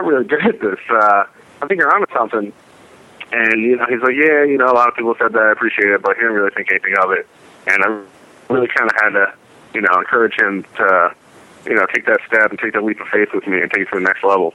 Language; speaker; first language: English; native; English